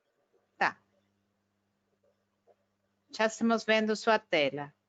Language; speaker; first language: Portuguese; non-native, fluent; Spanish